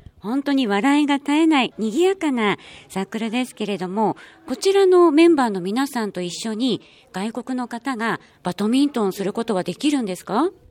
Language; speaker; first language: Japanese; native; Japanese